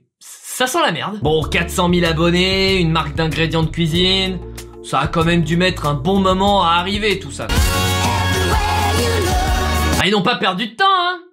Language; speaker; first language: French; native; French